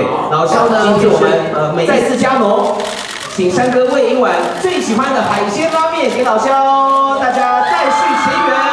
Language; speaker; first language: Chinese; native; Chinese